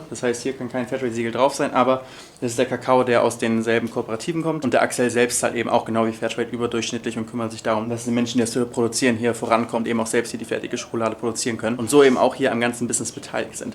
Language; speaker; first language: German; native; German